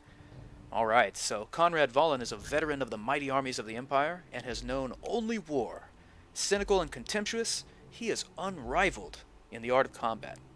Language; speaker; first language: English; native; English